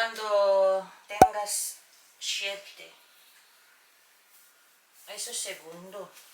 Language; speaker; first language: Spanish; non-native, learner; Filipino